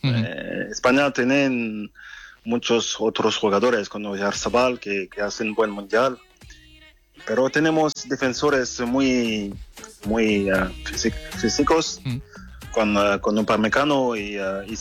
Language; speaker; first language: Spanish; non-native, fluent; French